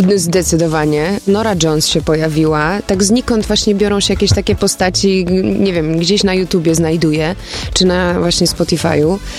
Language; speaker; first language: Polish; early bilingual, heritage; Polish